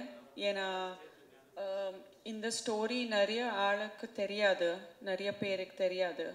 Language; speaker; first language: Tamil; non-native, fluent; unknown